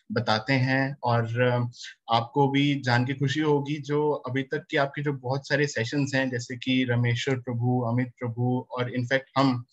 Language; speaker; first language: Hindi; native; Hindi